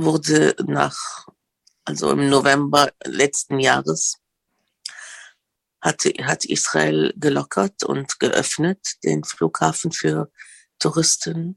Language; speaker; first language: German; non-native, fluent; Arabic